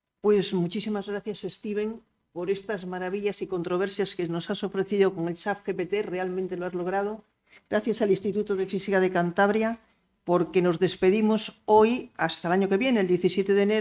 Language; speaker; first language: Spanish; native; Spanish